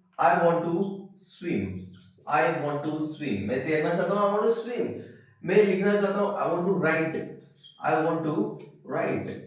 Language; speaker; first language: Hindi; native; Hindi